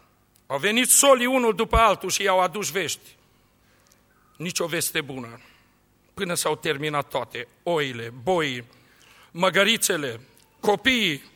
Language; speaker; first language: Romanian; native; Romanian